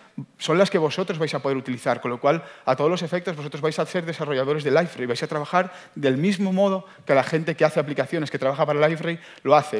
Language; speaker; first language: Spanish; native; Spanish